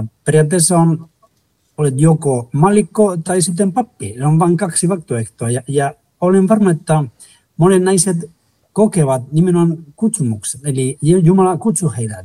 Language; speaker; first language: Finnish; non-native, fluent; Spanish